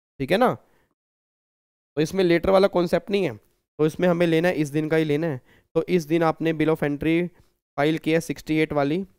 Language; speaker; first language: Hindi; native; Hindi